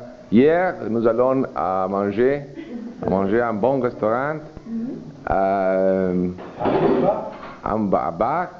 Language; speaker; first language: French; early bilingual, heritage; Spanish